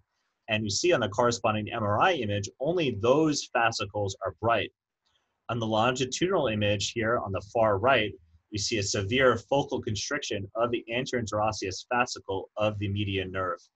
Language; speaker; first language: English; native; English